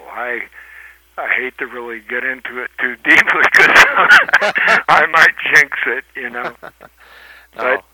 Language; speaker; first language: English; early bilingual, other home language; Spanish